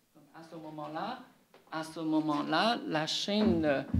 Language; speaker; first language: French; non-native, fluent; Chinese